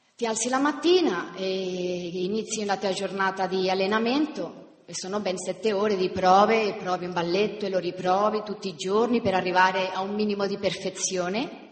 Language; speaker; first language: Italian; non-native, fluent; Spanish